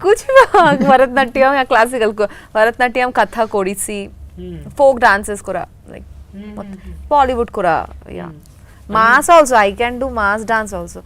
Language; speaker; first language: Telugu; non-native, learner; Bangla